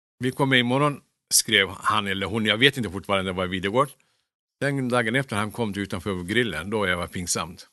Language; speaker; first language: Swedish; non-native, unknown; Turkish